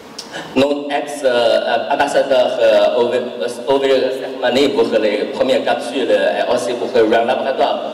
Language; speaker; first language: French; non-native, learner; Chinese